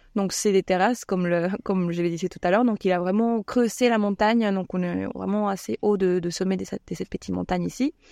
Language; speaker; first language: French; non-native, fluent; Spanish